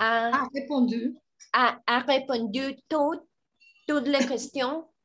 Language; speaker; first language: French; non-native, learner; Spanish